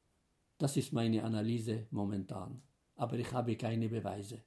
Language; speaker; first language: German; non-native, fluent; Arabic